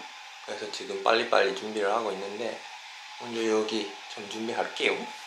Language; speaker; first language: Korean; non-native, fluent; Japanese